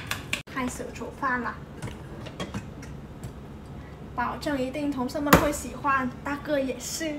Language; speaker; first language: Chinese; non-native, fluent; Vietnamese